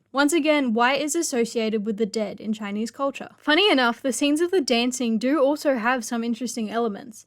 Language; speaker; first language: English; native; English